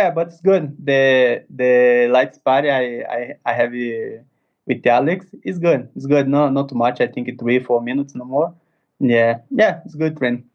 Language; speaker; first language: English; non-native, learner; Portuguese